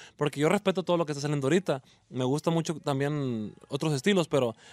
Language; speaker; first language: Spanish; native; Spanish